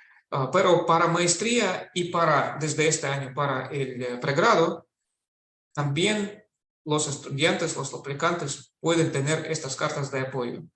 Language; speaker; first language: Spanish; non-native, fluent; Russian